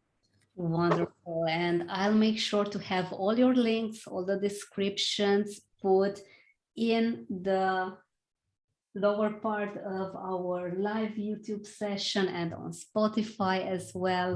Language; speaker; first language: English; non-native, fluent; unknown